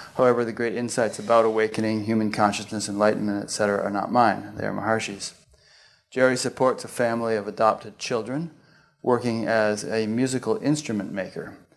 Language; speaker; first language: English; native; English